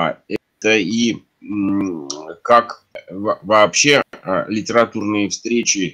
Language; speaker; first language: Russian; native; Russian